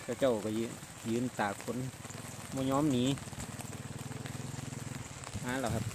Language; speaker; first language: Thai; non-native, local second language; Lao